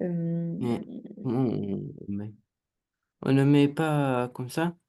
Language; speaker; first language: French; non-native, learner; Romanian